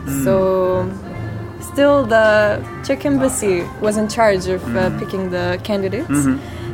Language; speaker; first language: English; non-native, fluent; Macedonian